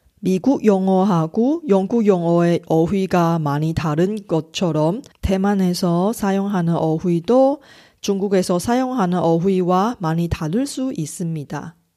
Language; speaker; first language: Korean; non-native, fluent; Chinese